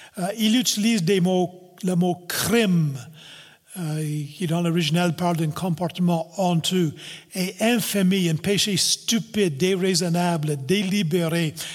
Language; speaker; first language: French; non-native, local second language; English